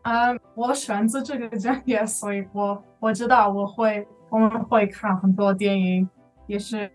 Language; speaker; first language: Chinese; non-native, learner; English